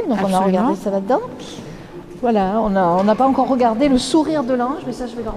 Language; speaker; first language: French; native; French